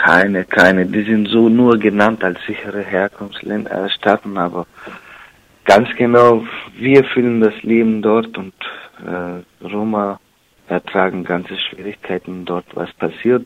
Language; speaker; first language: German; non-native, learner; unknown